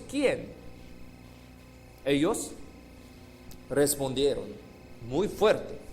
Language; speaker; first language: Spanish; non-native, fluent; Korean